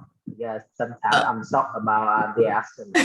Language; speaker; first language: English; non-native, learner; Vietnamese